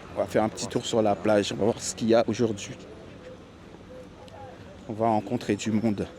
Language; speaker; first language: French; native; French